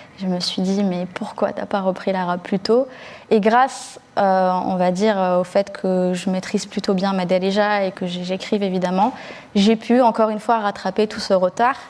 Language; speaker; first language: French; early bilingual, other home language; Arabic